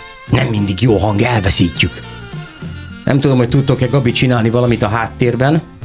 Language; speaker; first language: Hungarian; native; Hungarian